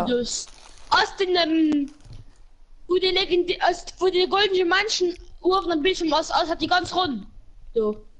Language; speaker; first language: German; non-native, local second language; Luxembourgish